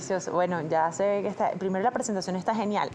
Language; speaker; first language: Spanish; native; Spanish